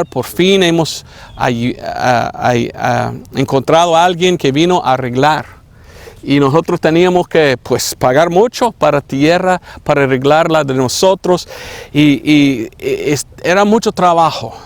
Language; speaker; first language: Spanish; non-native, fluent; English